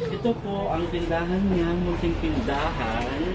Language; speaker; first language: Filipino; native; Filipino